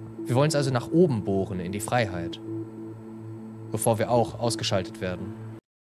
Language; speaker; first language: German; native; German